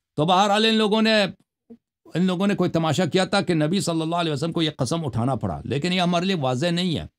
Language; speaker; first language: Urdu; non-native, local second language; Punjabi